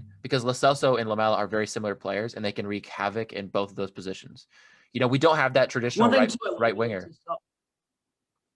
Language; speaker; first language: English; native; English